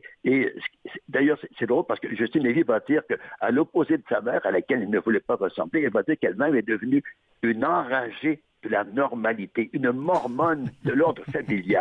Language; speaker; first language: French; native; French